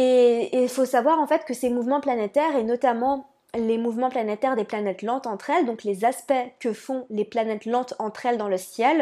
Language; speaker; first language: French; native; French